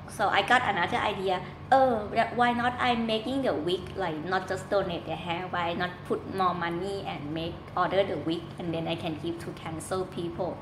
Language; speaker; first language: English; non-native, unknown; Thai